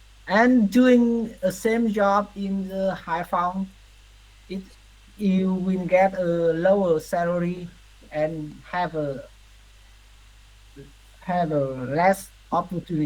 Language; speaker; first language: English; non-native, learner; Vietnamese